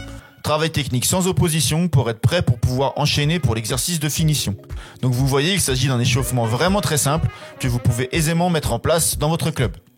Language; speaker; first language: French; native; French